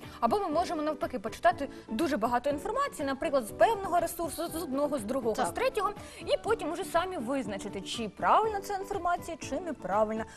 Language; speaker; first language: Ukrainian; native; Ukrainian